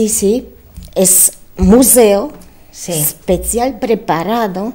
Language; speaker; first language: Spanish; non-native, learner; Polish